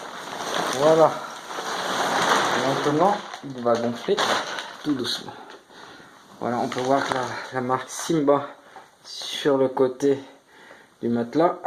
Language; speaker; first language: French; native; French